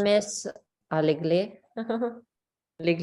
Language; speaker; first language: French; non-native, learner; English